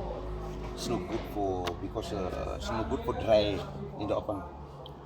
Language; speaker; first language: English; non-native, learner; Indonesian